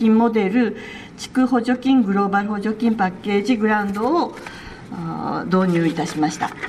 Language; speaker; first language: Japanese; native; Japanese